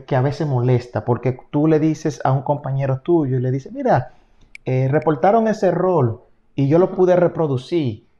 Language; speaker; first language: Spanish; native; Spanish